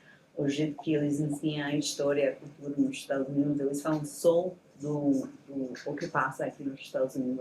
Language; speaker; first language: Portuguese; non-native, fluent; English